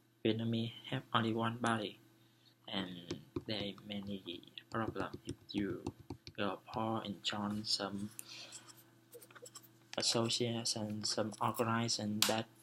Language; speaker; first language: English; non-native, learner; Vietnamese